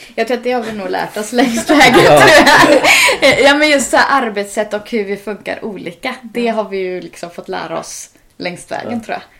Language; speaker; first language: Swedish; native; Swedish